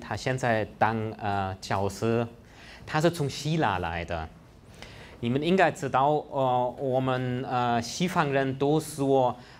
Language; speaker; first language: Chinese; non-native, fluent; German